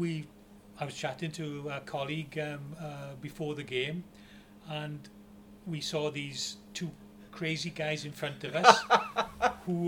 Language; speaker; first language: English; native; English